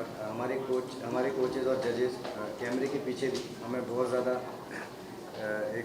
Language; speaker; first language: Hindi; native; Hindi